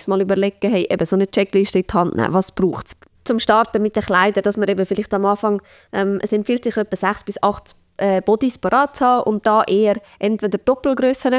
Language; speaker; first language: German; native; German